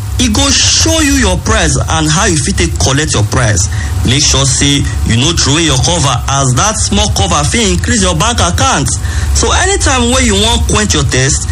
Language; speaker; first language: Nigerian Pidgin; native; Nigerian Pidgin